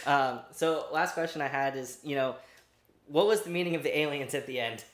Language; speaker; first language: English; native; English